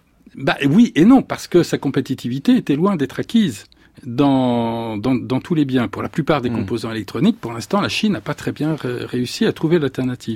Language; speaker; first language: French; native; French